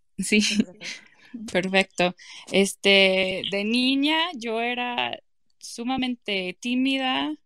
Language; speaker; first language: Spanish; non-native, fluent; English